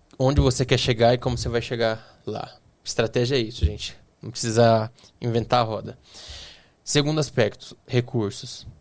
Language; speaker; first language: Portuguese; native; Portuguese